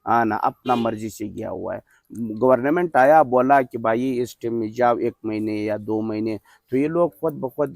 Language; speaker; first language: Hindi; non-native, local second language; Pashto